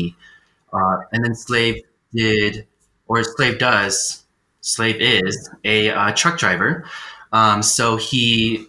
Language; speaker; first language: English; native; English